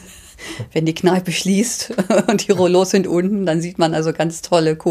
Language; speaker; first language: German; native; German